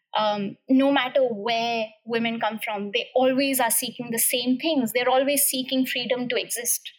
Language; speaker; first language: English; non-native, local second language; Hindi